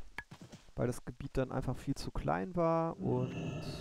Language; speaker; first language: German; native; German